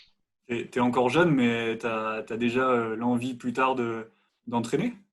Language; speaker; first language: French; native; French